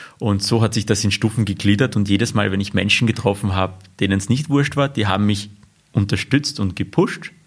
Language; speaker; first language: German; early bilingual, other home language; Armenian